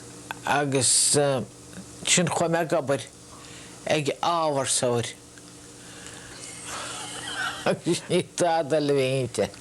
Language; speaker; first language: Irish; native; Irish